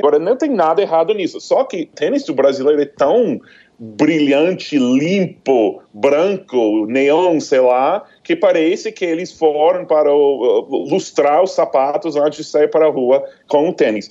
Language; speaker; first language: Portuguese; non-native, fluent; English